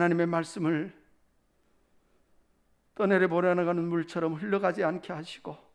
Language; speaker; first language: Korean; native; Korean